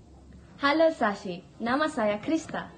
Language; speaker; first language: Indonesian; non-native, learner; English